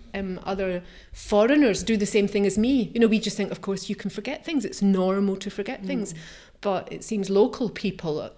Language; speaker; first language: English; native; English